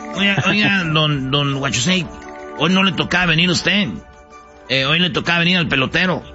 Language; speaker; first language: Spanish; native; Spanish